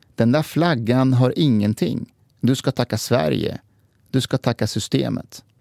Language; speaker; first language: Swedish; early bilingual, other home language; Persian